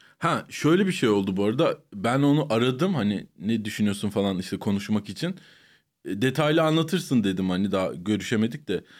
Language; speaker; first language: Turkish; native; Turkish